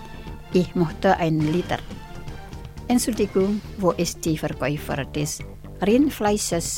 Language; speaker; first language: German; non-native, fluent; Indonesian